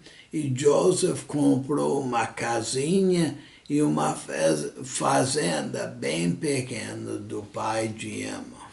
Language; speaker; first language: Portuguese; non-native, fluent; English